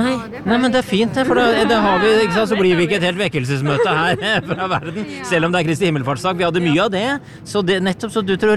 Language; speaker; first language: Norwegian; native; Norwegian